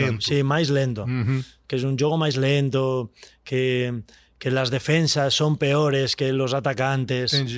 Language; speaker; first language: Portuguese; non-native, learner; Spanish